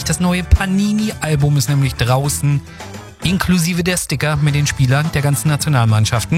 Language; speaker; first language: German; native; German